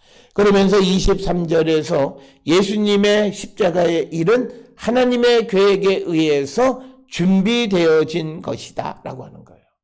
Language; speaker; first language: Korean; native; Korean